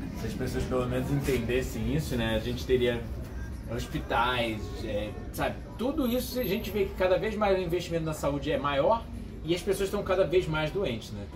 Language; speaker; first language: Portuguese; native; Portuguese